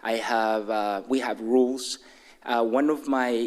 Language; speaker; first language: English; non-native, fluent; Spanish